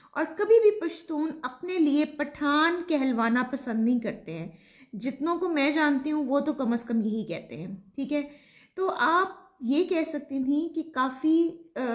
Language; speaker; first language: Urdu; native; Urdu